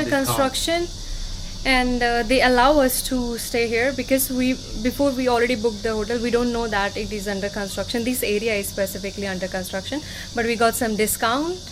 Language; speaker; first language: English; non-native, local second language; Hindi